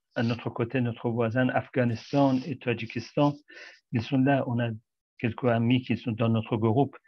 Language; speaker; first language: French; non-native, fluent; Persian